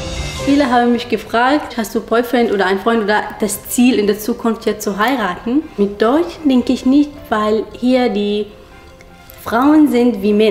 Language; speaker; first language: German; non-native, fluent; Arabic